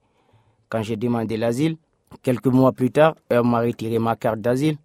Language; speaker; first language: French; non-native, local second language; Fula